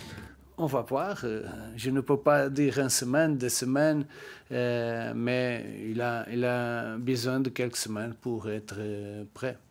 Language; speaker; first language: French; non-native, learner; Portuguese